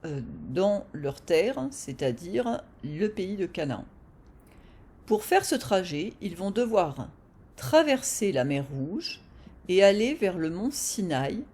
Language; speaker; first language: French; native; French